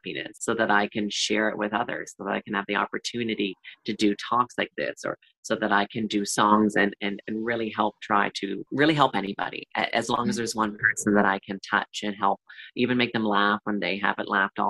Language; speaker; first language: English; native; English